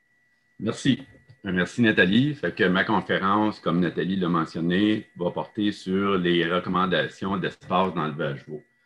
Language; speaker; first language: French; native; French